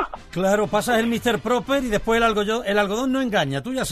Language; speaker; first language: Spanish; native; Spanish